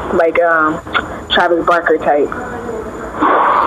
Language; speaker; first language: English; native; English